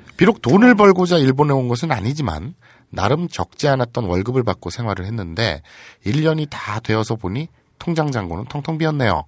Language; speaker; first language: Korean; native; Korean